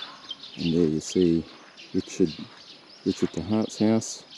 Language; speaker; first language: English; native; English